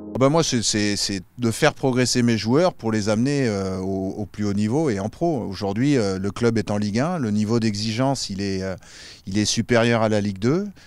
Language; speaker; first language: French; native; French